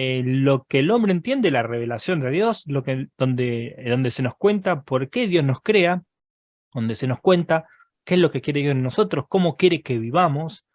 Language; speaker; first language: Spanish; native; Spanish